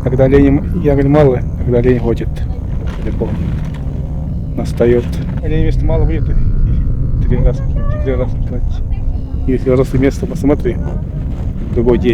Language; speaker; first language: Russian; non-native, local second language; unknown